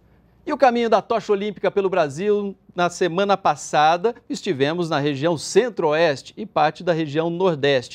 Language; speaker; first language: Portuguese; native; Portuguese